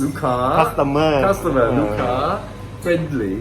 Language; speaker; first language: English; non-native, learner; Thai